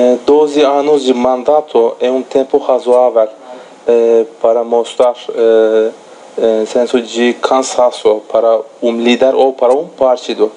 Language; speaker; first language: Portuguese; non-native, fluent; Turkish